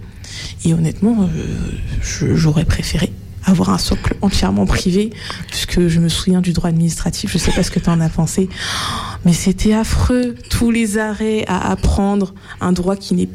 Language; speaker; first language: French; native; French